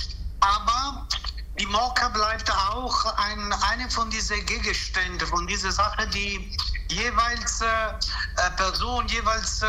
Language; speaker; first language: German; non-native, fluent; Italian